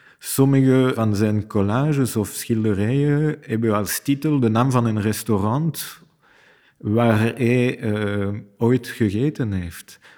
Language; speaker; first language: Dutch; non-native, fluent; French